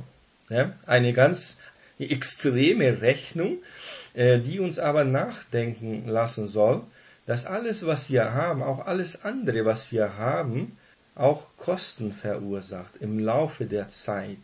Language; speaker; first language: German; non-native, fluent; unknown